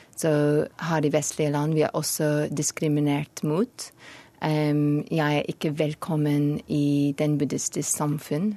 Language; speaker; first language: Norwegian; non-native, learner; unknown